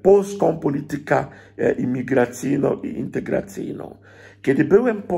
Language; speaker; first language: Polish; non-native, fluent; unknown